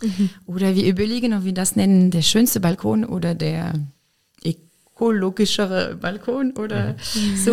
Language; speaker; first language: German; non-native, fluent; French